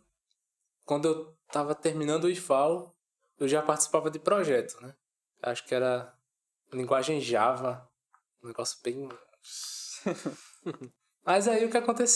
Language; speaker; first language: Portuguese; native; Portuguese